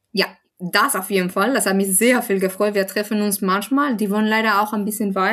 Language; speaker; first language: German; non-native, fluent; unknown